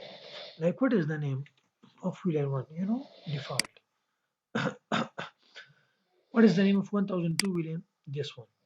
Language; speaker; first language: English; non-native, local second language; Urdu